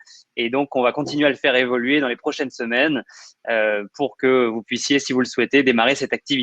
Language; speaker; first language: French; native; French